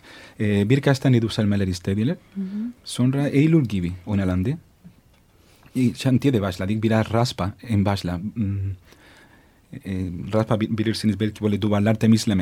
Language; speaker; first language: Turkish; non-native, fluent; Spanish